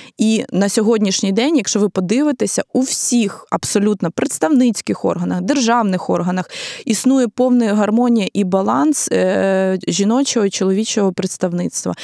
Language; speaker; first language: Ukrainian; native; Ukrainian